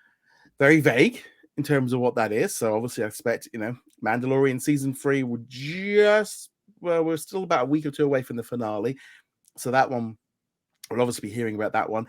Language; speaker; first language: English; native; English